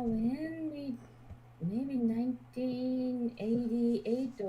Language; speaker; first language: English; non-native, learner; Japanese